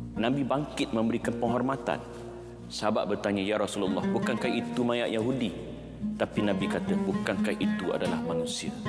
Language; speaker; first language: Malay; native; Malay